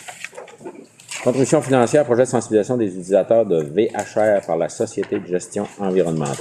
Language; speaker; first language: French; native; French